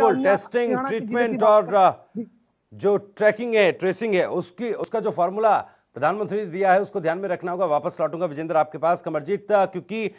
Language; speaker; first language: Hindi; native; Hindi